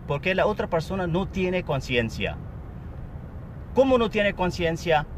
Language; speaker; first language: Spanish; non-native, learner; Pashto